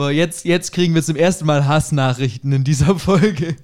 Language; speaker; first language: German; native; German